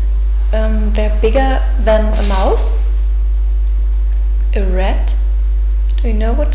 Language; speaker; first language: English; non-native, fluent; German